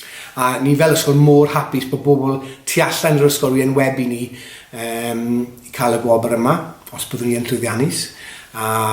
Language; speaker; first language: Welsh; native; Welsh